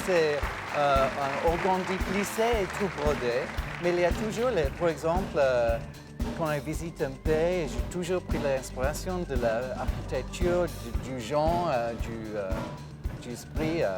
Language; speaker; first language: French; non-native, fluent; English